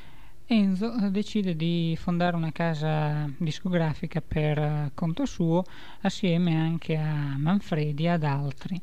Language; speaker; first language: Italian; native; Italian